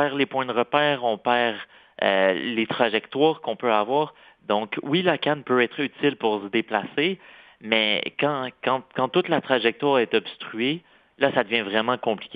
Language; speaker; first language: French; native; French